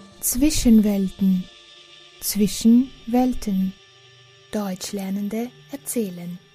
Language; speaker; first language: German; native; German